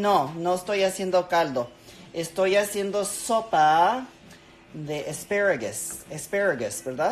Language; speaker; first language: Spanish; non-native, learner; English